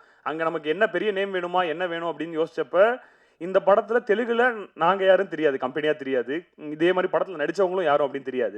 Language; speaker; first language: Tamil; native; Tamil